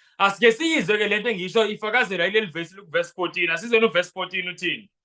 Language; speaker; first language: Zulu; non-native, local second language; Xhosa